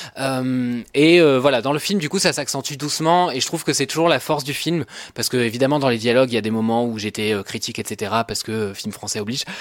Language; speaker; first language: French; native; French